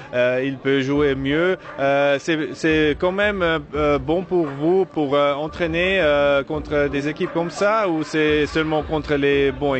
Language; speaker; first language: French; non-native, learner; German